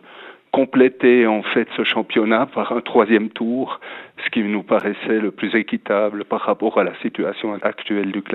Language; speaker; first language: French; native; French